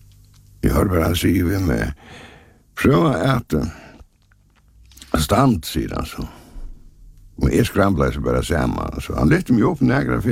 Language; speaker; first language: Danish; non-native, local second language; Faroese